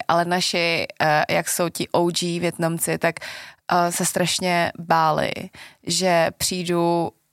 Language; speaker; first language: Czech; early bilingual, other home language; Vietnamese